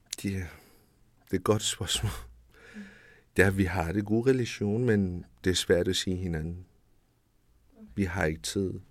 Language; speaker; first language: Danish; non-native, learner; Persian